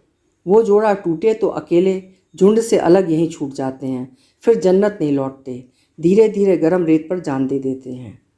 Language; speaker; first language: Hindi; native; Hindi